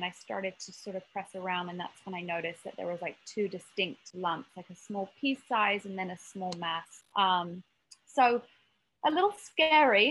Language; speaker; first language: English; native; English